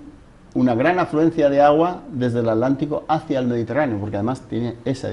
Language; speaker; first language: Spanish; native; Spanish